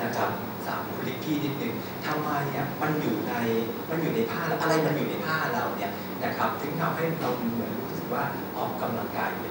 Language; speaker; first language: Thai; native; Thai